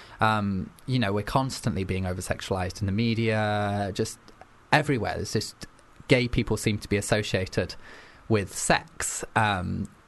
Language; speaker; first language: English; native; English